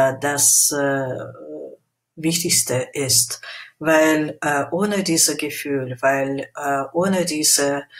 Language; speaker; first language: German; non-native, fluent; Russian